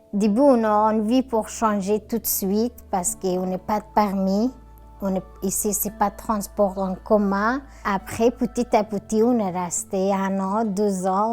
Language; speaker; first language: French; non-native, learner; Persian